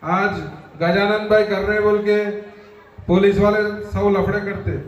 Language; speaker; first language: Hindi; non-native, local second language; Telugu